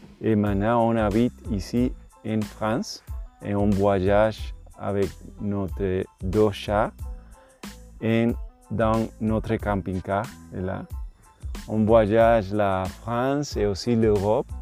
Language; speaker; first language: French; non-native, learner; Spanish